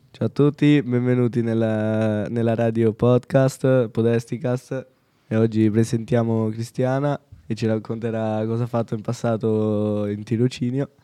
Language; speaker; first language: Italian; native; Italian